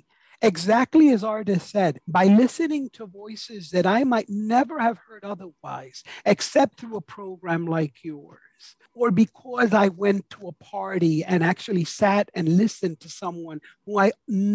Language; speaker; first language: English; native; English